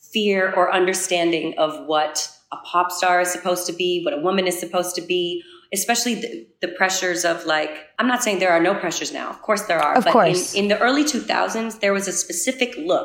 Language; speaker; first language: English; native; English